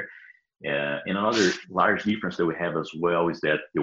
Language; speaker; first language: English; non-native, fluent; Portuguese